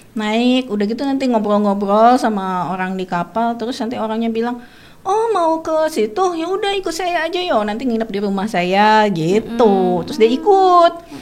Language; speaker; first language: Indonesian; native; Indonesian